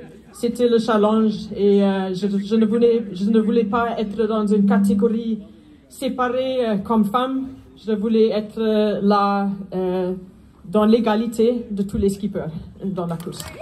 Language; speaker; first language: French; non-native, fluent; Afrikaans